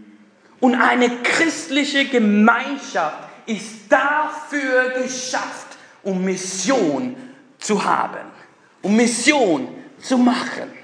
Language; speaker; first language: German; non-native, fluent; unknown